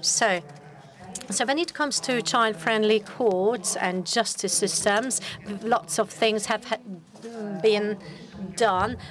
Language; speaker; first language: English; non-native, fluent; Hungarian